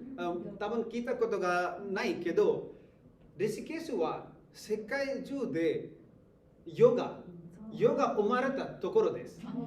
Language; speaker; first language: Japanese; non-native, learner; Hindi